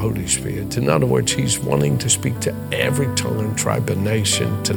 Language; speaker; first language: English; non-native, fluent; Dutch